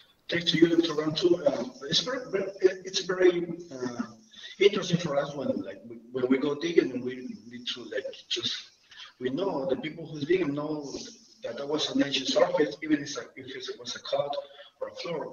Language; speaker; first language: English; non-native, fluent; Spanish